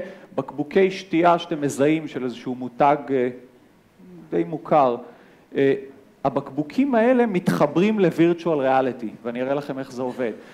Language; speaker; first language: Hebrew; native; Hebrew